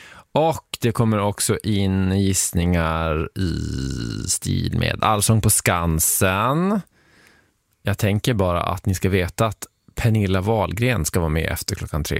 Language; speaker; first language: Swedish; native; Swedish